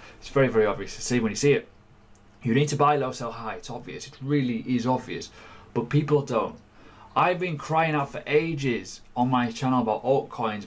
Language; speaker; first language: English; native; English